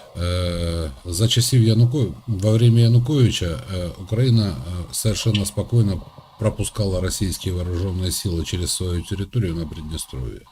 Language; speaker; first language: Russian; native; Russian